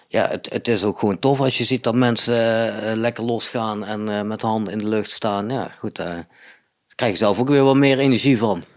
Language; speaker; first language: Dutch; native; Dutch